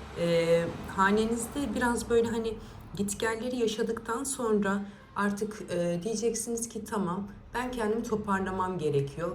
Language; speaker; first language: Turkish; native; Turkish